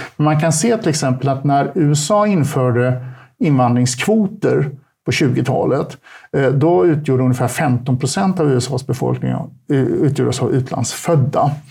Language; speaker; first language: Swedish; early bilingual, other home language; Turkish